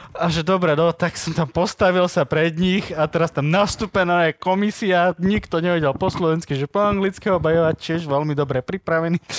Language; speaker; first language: Slovak; native; Slovak